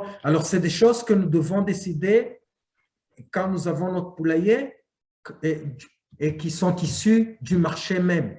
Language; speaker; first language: French; non-native, fluent; Hebrew